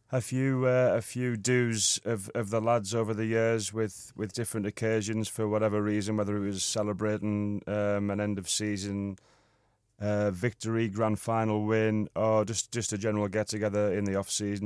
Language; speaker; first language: English; native; English